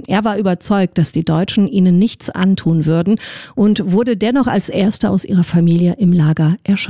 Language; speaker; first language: German; native; German